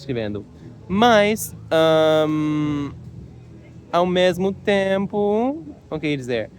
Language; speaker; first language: Portuguese; non-native, learner; English